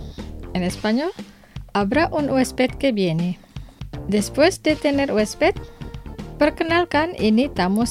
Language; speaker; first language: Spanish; non-native, fluent; Indonesian